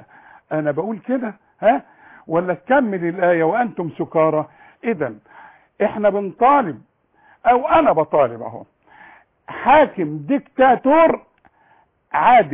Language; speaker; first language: Arabic; native; Arabic